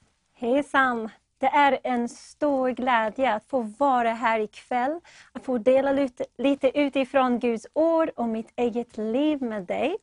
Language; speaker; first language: Swedish; non-native, fluent; English